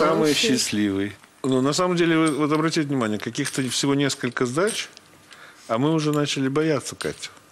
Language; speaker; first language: Russian; native; Russian